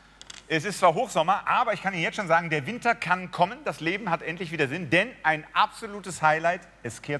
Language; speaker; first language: German; native; German